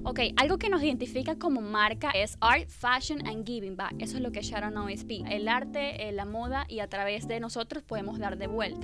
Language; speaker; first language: Spanish; native; Spanish